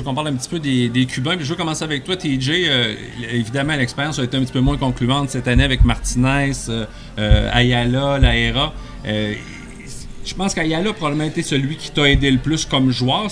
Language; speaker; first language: French; native; French